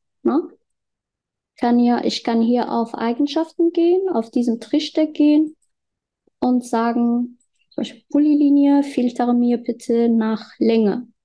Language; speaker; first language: German; non-native, fluent; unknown